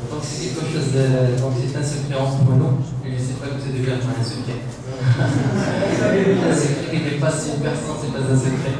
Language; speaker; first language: French; non-native, local second language; Arabic